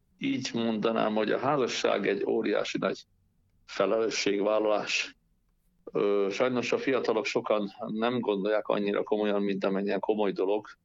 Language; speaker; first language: Hungarian; native; Hungarian